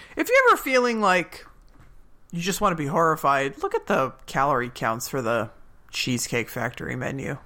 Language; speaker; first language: English; native; English